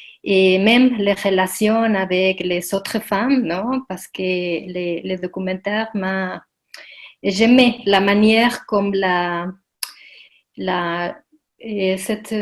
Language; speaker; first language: French; non-native, fluent; Spanish